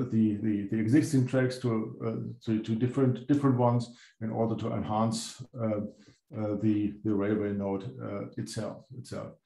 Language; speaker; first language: English; non-native, fluent; German